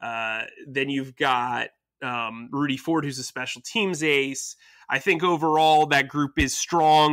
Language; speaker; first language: English; native; English